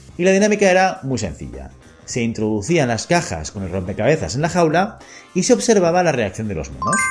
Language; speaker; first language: Spanish; native; Spanish